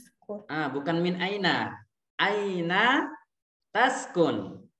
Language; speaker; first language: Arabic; non-native, fluent; Indonesian